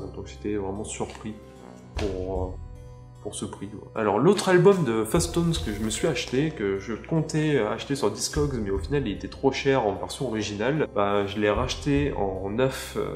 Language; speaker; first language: French; native; French